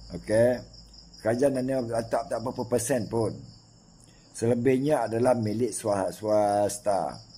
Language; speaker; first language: Malay; native; Malay